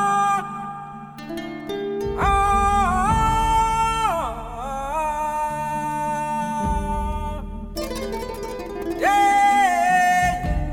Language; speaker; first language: English; non-native, local second language; Zulu